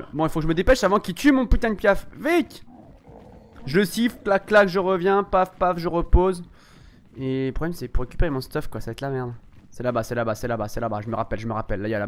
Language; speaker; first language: French; native; French